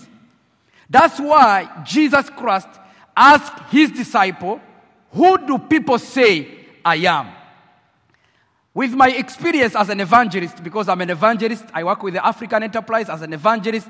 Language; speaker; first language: English; non-native, local second language; French